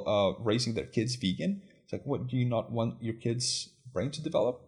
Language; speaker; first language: English; non-native, fluent; Lithuanian